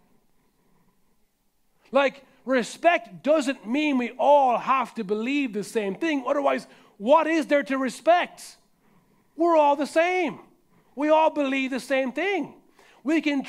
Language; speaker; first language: English; native; English